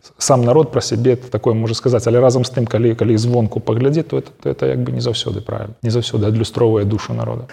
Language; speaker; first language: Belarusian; non-native, local second language; Polish